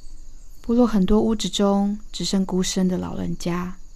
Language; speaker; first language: Chinese; native; Chinese